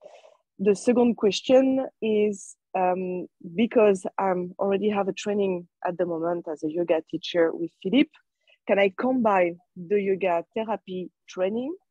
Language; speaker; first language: English; non-native, fluent; French